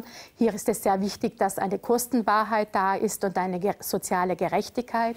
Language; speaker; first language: German; native; German